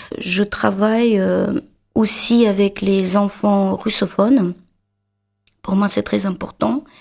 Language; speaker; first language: French; non-native, fluent; Russian